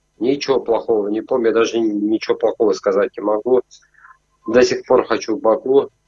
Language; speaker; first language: Russian; native; Russian